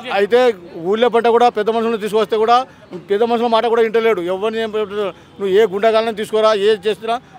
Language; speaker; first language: Telugu; non-native, local second language; Lambadi